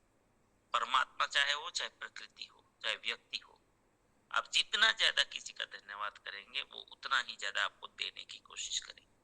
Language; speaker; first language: Hindi; native; Hindi